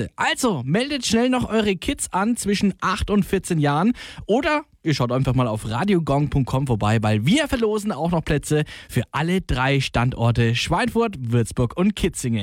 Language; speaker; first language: German; native; German